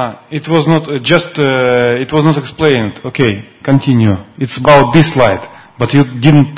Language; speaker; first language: English; non-native, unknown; Russian